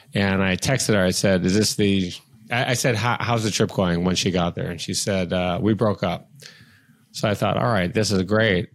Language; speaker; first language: English; native; English